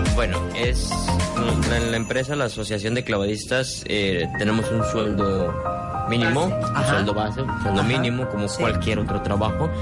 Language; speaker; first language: Spanish; non-native, fluent; Persian